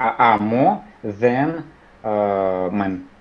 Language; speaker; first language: English; non-native, learner; Russian